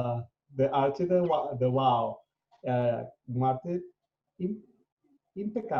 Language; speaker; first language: Portuguese; non-native, fluent; Spanish